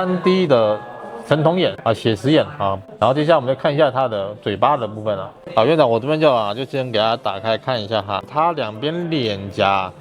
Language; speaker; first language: Chinese; native; Chinese